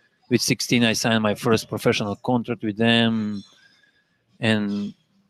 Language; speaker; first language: English; non-native, learner; Serbian